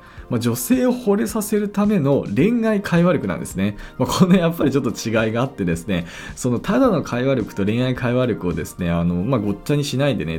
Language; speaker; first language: Japanese; native; Japanese